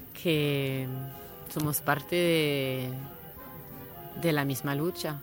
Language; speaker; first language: Spanish; non-native, fluent; French